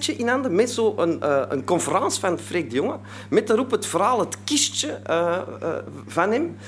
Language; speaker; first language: Dutch; native; Dutch